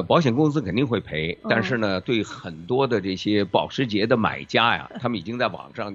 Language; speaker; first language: Chinese; native; Chinese